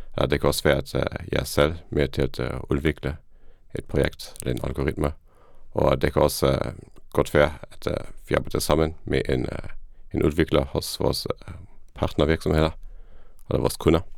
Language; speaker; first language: Danish; non-native, fluent; Luxembourgish